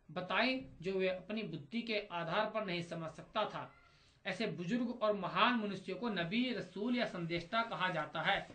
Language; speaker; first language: Hindi; native; Hindi